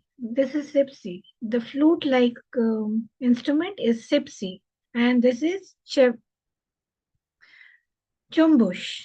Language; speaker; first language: English; non-native, local second language; Hindi